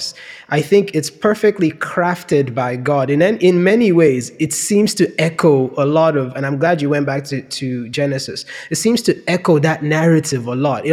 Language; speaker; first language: English; non-native, local second language; Yoruba